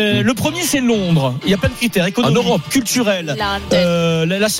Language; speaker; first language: French; native; French